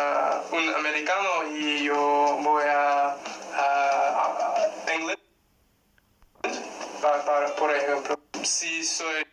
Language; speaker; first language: Spanish; non-native, learner; English